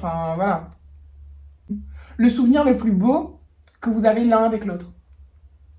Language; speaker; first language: French; native; French